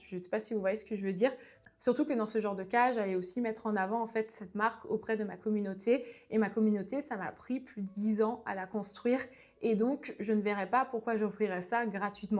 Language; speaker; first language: French; native; French